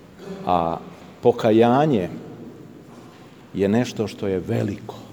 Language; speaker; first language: Serbian; native; Serbian